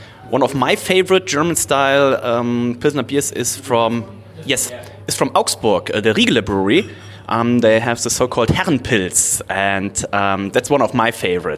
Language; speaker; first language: English; non-native, fluent; German